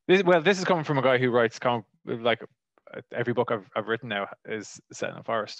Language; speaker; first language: English; native; English